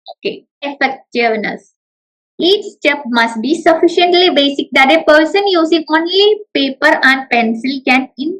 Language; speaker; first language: English; non-native, local second language; Malayalam